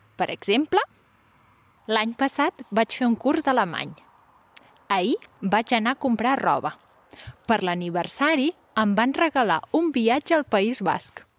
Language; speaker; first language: Catalan; native; Catalan